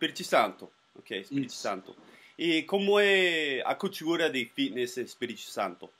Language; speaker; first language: Portuguese; non-native, learner; Spanish